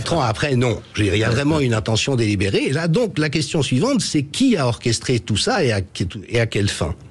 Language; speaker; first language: French; native; French